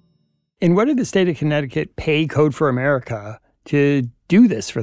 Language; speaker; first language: English; native; English